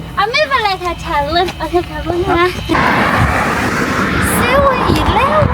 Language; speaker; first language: Thai; non-native, learner; Chinese